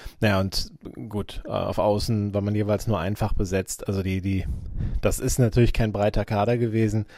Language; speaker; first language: German; native; German